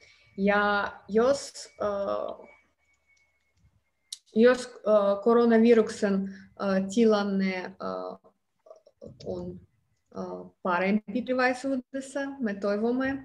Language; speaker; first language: Finnish; non-native, learner; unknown